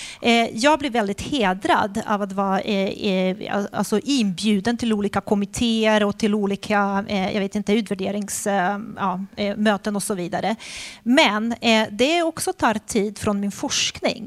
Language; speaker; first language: Swedish; non-native, fluent; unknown